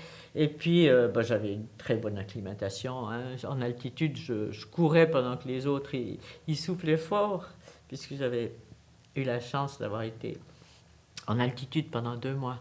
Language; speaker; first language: French; native; French